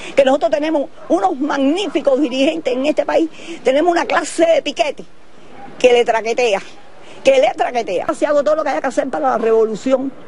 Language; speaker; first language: Spanish; native; Spanish